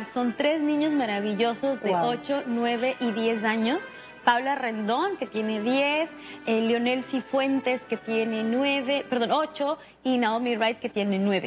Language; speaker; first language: Spanish; native; Spanish